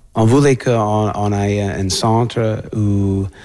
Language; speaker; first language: French; non-native, fluent; English